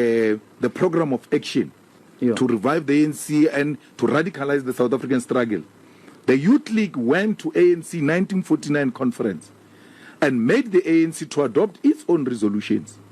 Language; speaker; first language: English; non-native, local second language; Northern Sotho